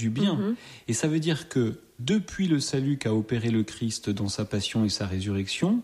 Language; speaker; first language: French; native; French